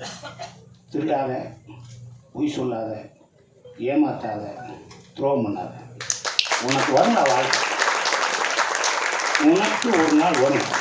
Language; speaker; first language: Tamil; native; Tamil